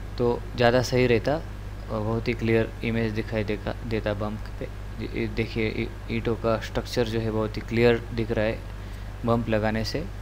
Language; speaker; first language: Hindi; non-native, local second language; Marathi